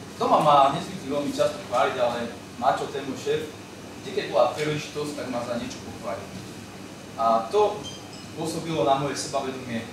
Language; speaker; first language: Slovak; native; Slovak